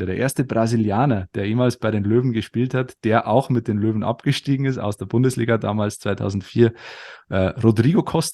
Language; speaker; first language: German; native; German